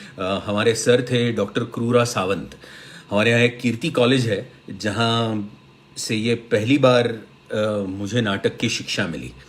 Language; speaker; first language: Hindi; non-native, local second language; Marathi